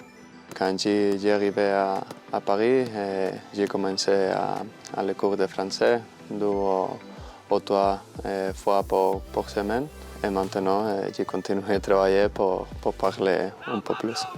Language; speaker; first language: French; non-native, learner; Spanish